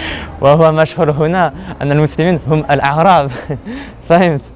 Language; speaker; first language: Arabic; non-native, learner; French